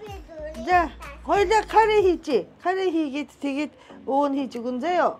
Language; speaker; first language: Mongolian; non-native, fluent; Japanese